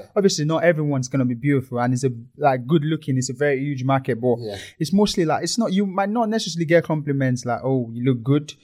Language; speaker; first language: English; non-native, local second language; Yoruba